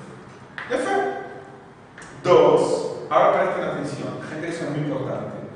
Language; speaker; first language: Spanish; non-native, fluent; Portuguese